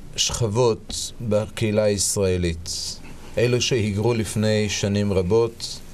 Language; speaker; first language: Hebrew; native; Hebrew